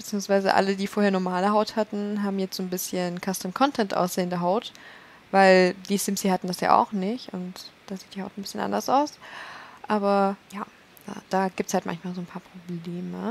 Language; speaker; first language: German; native; German